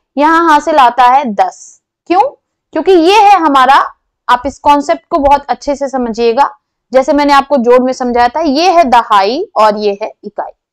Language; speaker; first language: Hindi; native; Hindi